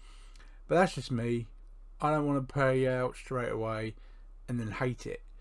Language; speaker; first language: English; native; English